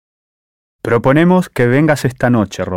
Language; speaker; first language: Spanish; non-native, learner; English